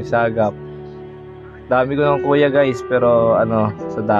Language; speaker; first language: Filipino; non-native, local second language; Bikol